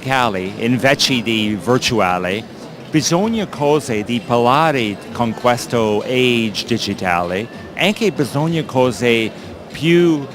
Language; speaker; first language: Italian; non-native, learner; English